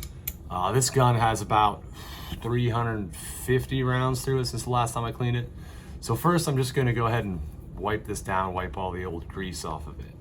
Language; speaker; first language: English; native; English